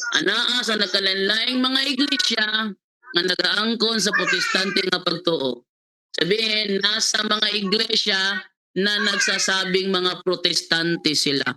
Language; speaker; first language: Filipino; non-native, local second language; Cebuano